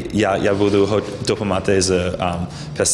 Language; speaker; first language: Ukrainian; non-native, learner; English